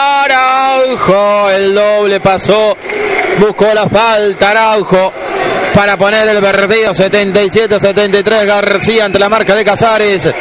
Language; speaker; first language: Spanish; native; Spanish